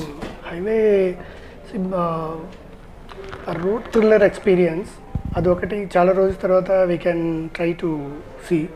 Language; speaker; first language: Telugu; non-native, learner; Tamil